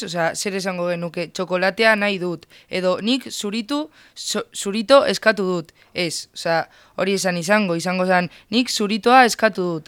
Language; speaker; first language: Basque; native; Basque